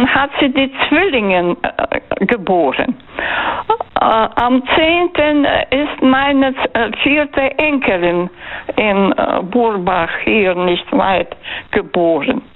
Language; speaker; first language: German; non-native, fluent; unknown